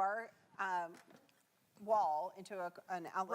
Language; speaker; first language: English; native; English